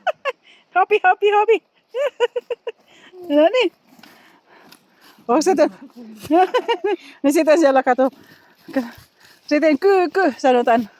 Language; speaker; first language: Finnish; non-native, learner; Filipino